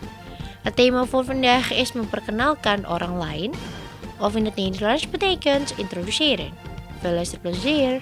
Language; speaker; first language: Dutch; non-native, fluent; Indonesian